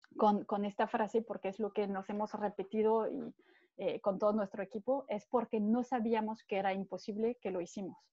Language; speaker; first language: Spanish; non-native, fluent; French